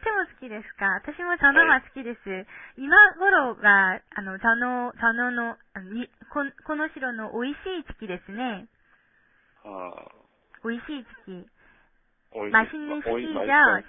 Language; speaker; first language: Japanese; non-native, fluent; Korean